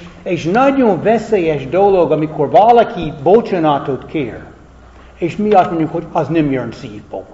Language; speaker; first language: Hungarian; non-native, fluent; English